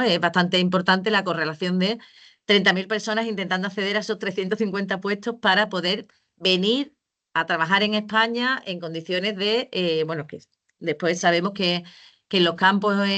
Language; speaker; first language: Spanish; native; Spanish